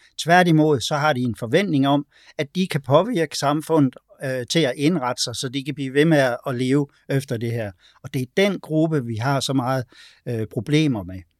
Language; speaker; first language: Danish; native; Danish